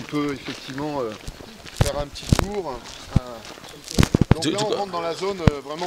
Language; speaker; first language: French; native; French